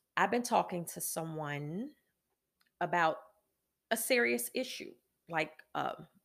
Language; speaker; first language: English; native; English